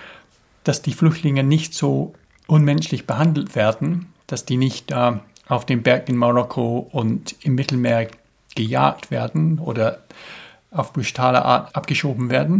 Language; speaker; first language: German; non-native, fluent; English